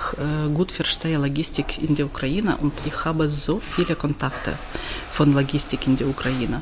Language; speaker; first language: German; non-native, learner; Ukrainian